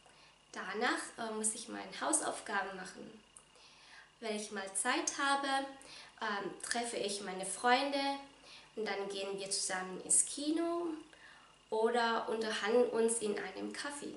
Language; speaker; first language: German; non-native, fluent; Vietnamese